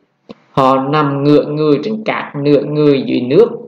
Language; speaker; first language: Vietnamese; native; Vietnamese